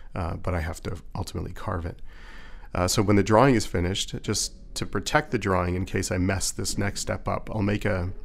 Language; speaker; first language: English; native; English